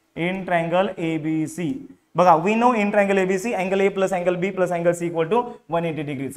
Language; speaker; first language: Hindi; non-native, local second language; Marathi